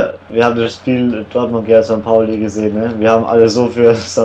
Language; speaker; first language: German; native; German